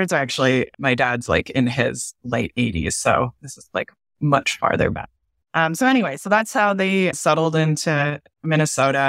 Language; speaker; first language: English; native; English